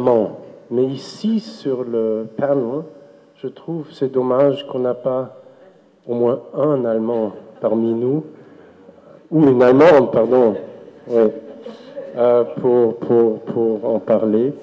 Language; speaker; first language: French; non-native, fluent; German